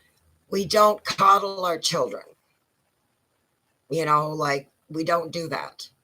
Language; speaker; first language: English; native; English